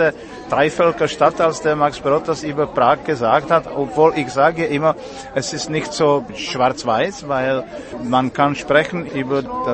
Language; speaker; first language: German; non-native, fluent; Czech